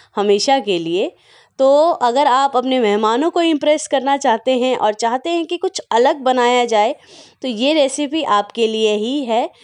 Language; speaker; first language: Hindi; native; Hindi